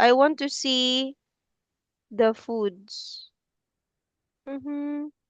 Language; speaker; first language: English; non-native, fluent; Filipino